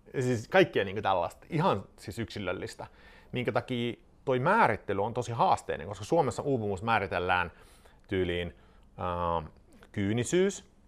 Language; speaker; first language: Finnish; non-native, fluent; Swedish